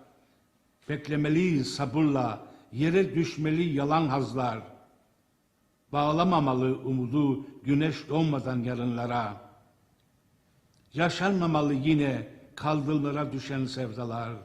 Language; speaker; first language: Turkish; native; Turkish